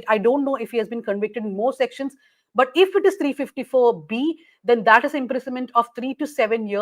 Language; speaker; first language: English; non-native, local second language; Malayalam